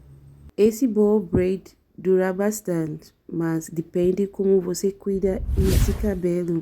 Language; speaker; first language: Portuguese; non-native, learner; English